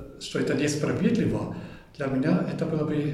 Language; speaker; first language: Russian; non-native, fluent; German